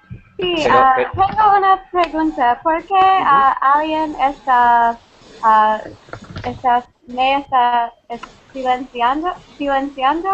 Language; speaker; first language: Spanish; non-native, learner; English